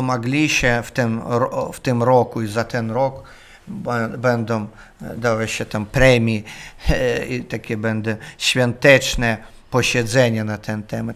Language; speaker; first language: Polish; non-native, learner; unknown